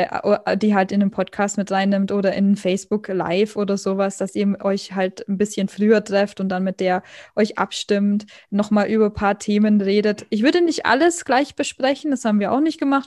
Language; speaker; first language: German; native; German